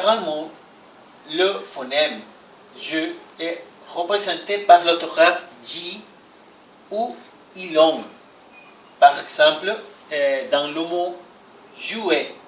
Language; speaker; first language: French; non-native, fluent; Spanish